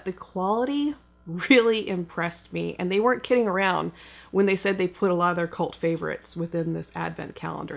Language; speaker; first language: English; native; English